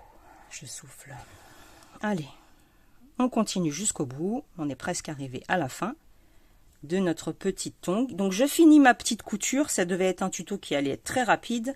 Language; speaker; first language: French; native; French